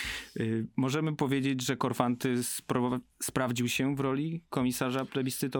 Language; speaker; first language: Polish; native; Polish